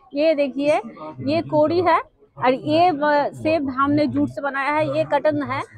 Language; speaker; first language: Hindi; non-native, local second language; Bangla